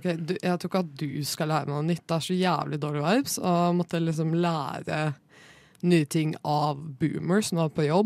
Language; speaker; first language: Norwegian; native; Norwegian